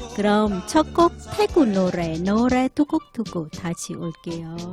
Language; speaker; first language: Korean; non-native, learner; Thai